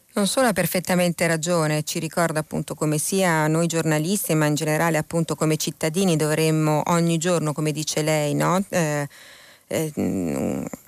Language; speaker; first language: Italian; native; Italian